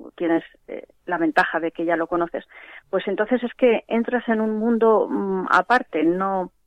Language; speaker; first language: Spanish; native; Spanish